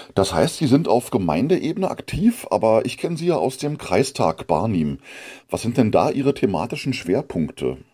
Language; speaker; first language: German; native; German